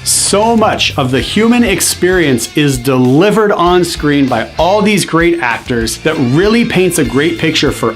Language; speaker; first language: English; native; English